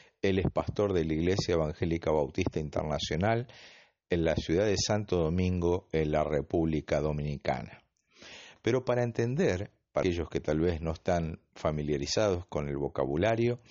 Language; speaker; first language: Spanish; native; Spanish